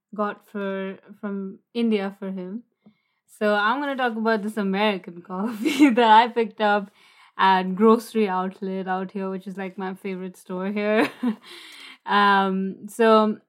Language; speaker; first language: English; non-native, local second language; Hindi